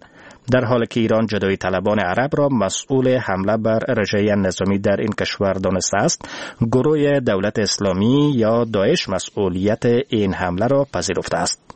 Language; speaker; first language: Persian; native; Persian